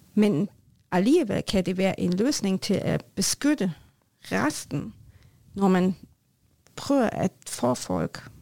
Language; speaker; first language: Norwegian; non-native, fluent; German